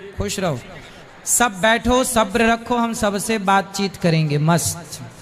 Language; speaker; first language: Hindi; native; Hindi